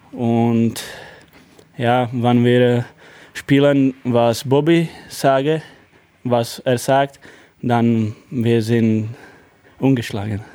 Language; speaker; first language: German; non-native, learner; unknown